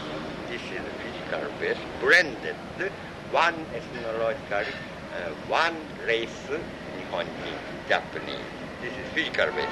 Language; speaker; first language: English; non-native, learner; Japanese